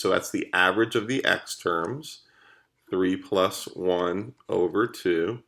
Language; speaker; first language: English; native; English